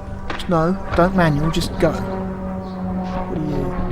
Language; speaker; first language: English; native; English